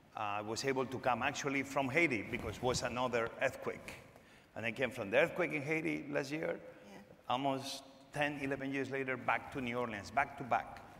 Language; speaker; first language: English; non-native, fluent; Spanish